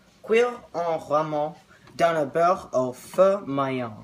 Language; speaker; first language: French; non-native, learner; English